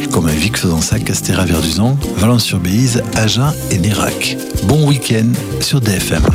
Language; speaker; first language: French; native; French